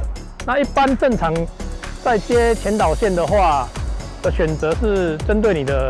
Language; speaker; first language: Chinese; native; Chinese